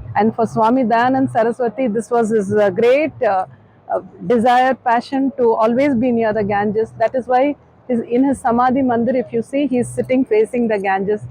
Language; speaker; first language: English; non-native, local second language; Tamil